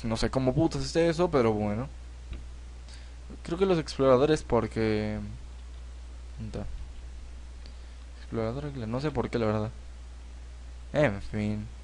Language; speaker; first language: Spanish; native; Spanish